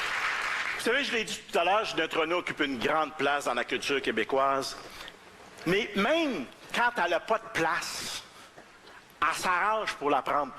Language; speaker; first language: French; native; French